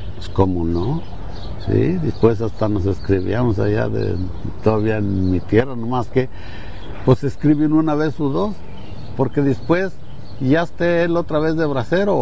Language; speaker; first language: Spanish; native; Spanish